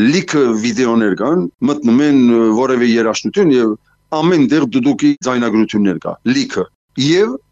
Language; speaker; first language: Armenian; early bilingual, heritage; Armenian